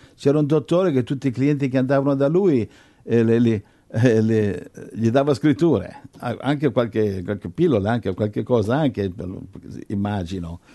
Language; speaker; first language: Italian; non-native, fluent; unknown